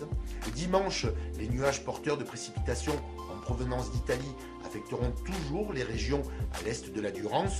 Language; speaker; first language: French; native; French